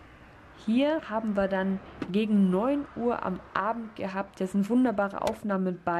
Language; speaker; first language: German; native; German